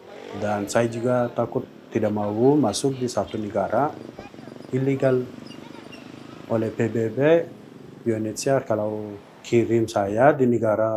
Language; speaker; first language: Indonesian; non-native, learner; Persian